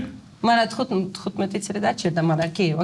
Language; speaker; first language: Georgian; non-native, fluent; Russian